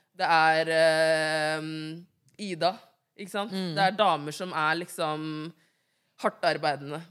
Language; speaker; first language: Norwegian; early bilingual, other home language; Wolof